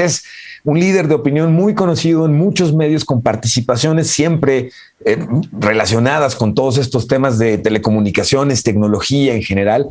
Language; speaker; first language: Spanish; native; Spanish